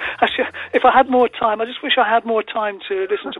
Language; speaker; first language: English; native; English